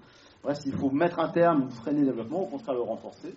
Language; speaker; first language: French; native; French